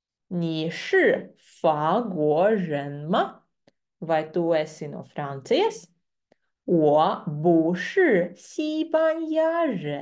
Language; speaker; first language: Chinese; non-native, fluent; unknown